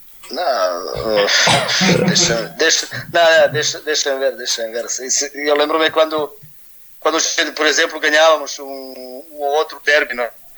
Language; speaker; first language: Portuguese; non-native, fluent; Serbian